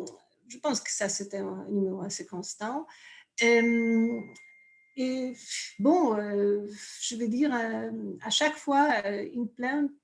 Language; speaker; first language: French; non-native, fluent; Polish